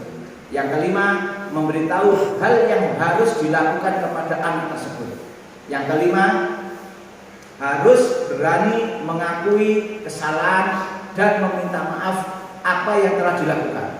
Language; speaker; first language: Indonesian; native; Indonesian